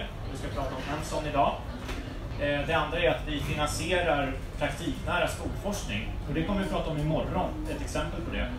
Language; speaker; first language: Swedish; native; Swedish